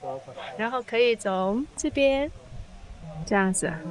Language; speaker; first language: Chinese; non-native, learner; Vietnamese